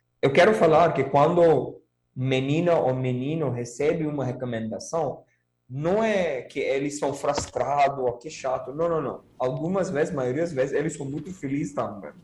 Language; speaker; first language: Portuguese; non-native, fluent; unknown